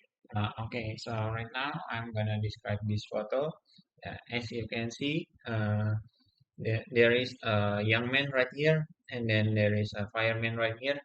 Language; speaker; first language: English; non-native, learner; Indonesian